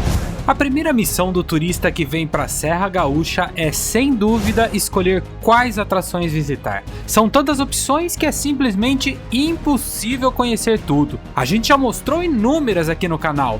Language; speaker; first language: Portuguese; native; Portuguese